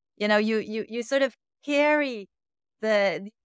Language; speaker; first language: English; native; English